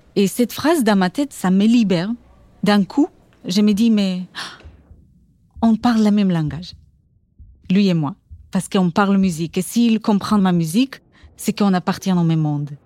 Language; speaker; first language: French; non-native, fluent; Portuguese